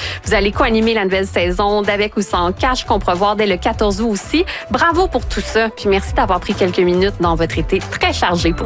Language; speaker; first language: French; native; French